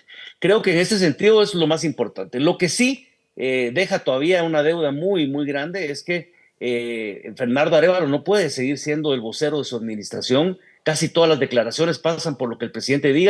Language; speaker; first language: Spanish; native; Spanish